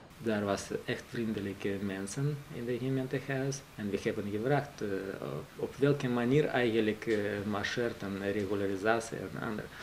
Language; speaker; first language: Dutch; non-native, learner; Russian